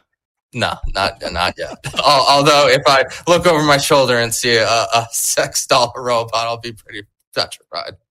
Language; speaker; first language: English; native; English